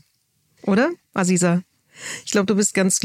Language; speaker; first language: German; native; German